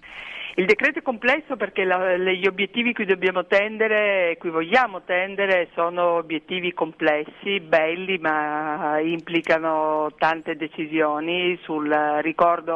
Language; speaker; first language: Italian; native; Italian